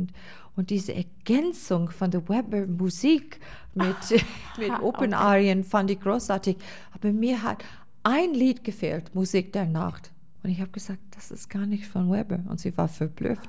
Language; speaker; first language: German; non-native, fluent; English